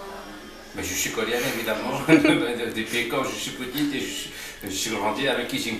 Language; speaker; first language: French; non-native, learner; Korean